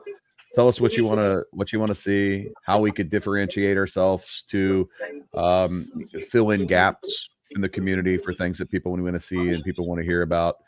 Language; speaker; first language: English; native; English